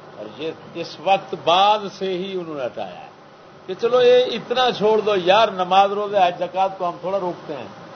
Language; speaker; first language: Urdu; non-native, local second language; Saraiki